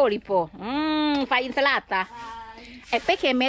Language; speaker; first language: Italian; non-native, learner; Thai